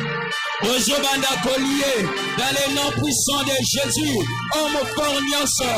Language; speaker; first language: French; non-native, local second language; Lingala